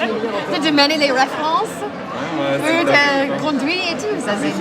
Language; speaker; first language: French; non-native, fluent; English